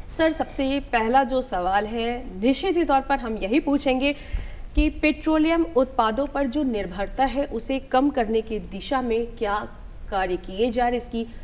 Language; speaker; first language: Hindi; native; Hindi